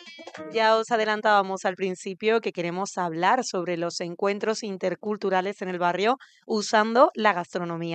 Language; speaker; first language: Spanish; native; Spanish